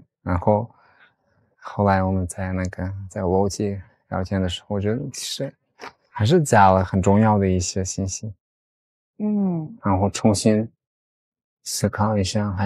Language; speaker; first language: Chinese; early bilingual, heritage; Chinese